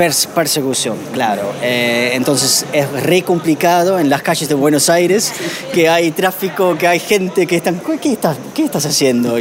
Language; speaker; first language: Spanish; non-native, learner; Dutch